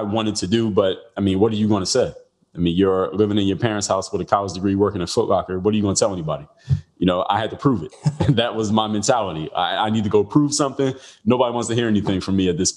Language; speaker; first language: English; native; English